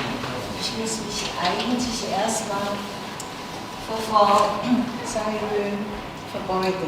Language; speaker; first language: German; non-native, fluent; Chinese